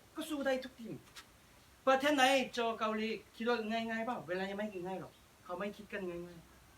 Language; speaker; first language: Thai; non-native, fluent; Korean